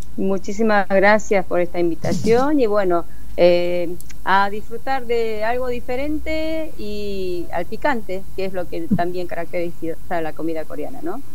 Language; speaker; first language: Spanish; early bilingual, other home language; Korean